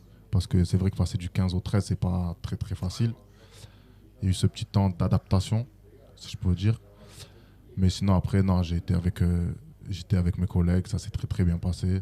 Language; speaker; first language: French; native; French